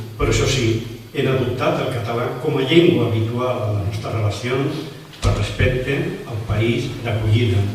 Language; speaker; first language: Catalan; non-native, local second language; Spanish